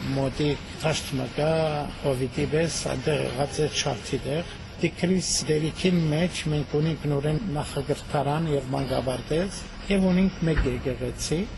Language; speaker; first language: Armenian; early bilingual, heritage; Armenian